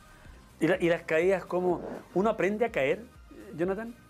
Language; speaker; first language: Spanish; native; Spanish